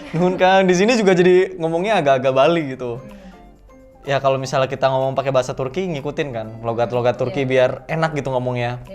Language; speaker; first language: Indonesian; native; Indonesian